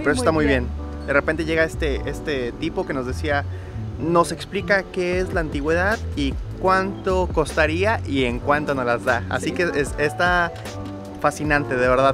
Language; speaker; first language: Spanish; native; Spanish